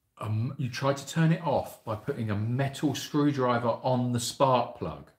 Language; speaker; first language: English; native; English